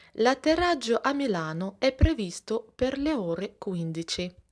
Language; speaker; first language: Italian; non-native, fluent; Russian